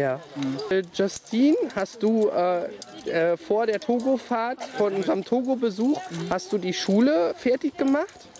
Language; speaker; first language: German; native; German